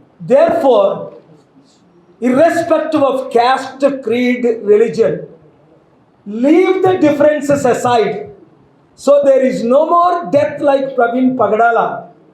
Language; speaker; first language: English; non-native, local second language; Telugu